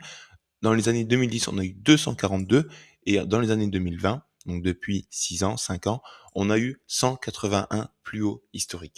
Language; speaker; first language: French; native; French